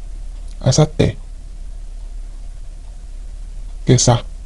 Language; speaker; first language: Japanese; non-native, fluent; Filipino